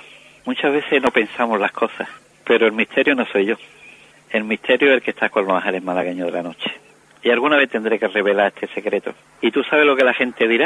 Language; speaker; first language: Spanish; native; Spanish